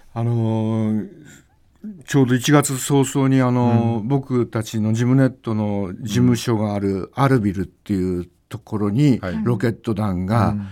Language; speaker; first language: Japanese; native; Japanese